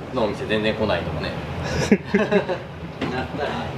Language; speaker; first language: Japanese; native; Japanese